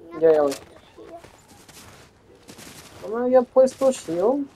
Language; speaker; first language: Spanish; early bilingual, heritage; Spanish